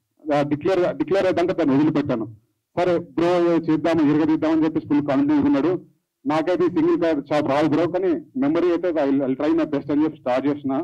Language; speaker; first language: Telugu; native; Telugu